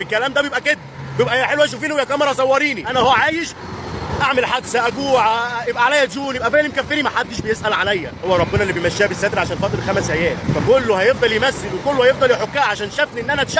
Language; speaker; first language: Arabic; native; Arabic